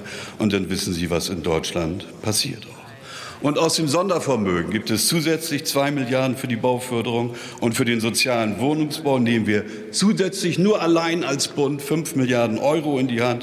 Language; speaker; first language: German; native; German